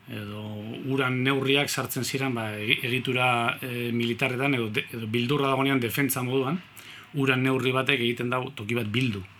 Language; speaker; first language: Basque; native; Basque